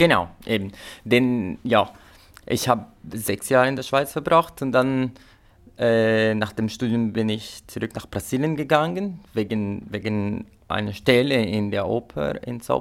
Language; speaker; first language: German; non-native, fluent; Portuguese